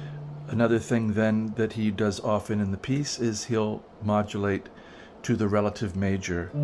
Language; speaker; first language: English; native; English